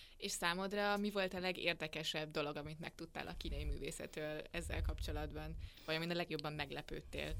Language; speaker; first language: Hungarian; native; Hungarian